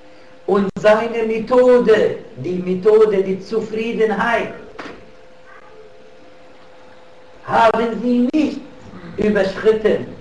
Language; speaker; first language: German; non-native, fluent; Arabic